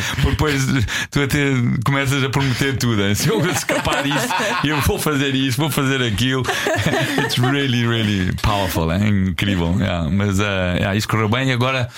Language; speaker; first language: Portuguese; non-native, fluent; English